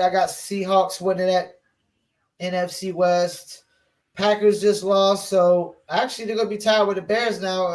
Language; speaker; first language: English; native; English